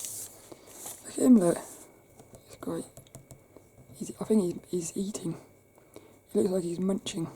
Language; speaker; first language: English; native; English